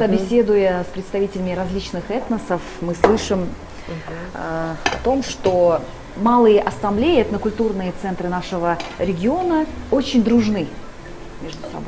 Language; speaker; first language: Russian; native; Russian